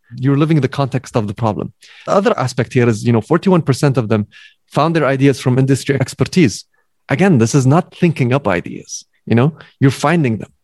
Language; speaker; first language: English; non-native, fluent; Arabic